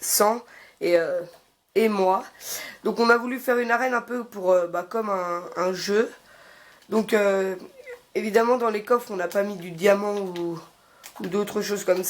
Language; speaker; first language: French; native; French